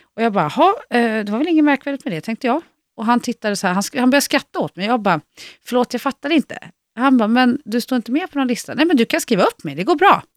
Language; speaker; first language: Swedish; native; Swedish